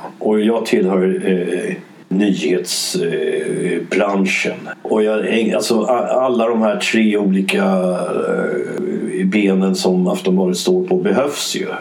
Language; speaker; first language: Swedish; early bilingual, other home language; English